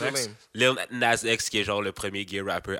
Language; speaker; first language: French; native; French